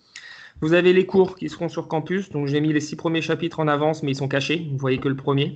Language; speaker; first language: French; native; French